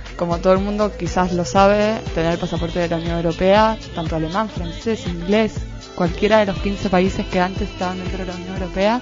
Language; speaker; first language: Spanish; native; Spanish